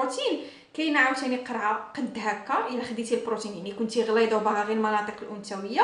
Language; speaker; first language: Arabic; native; Arabic